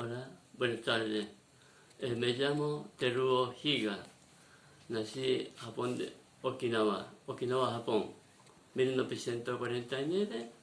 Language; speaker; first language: Spanish; non-native, learner; Japanese